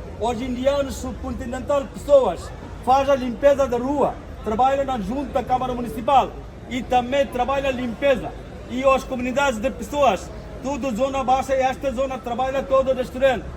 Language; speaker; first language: Portuguese; non-native, local second language; Bangla